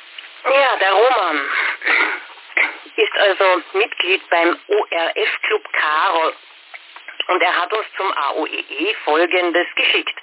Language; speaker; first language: German; native; German